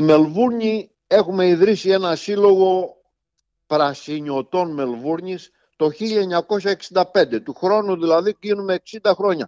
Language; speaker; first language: Greek; native; Greek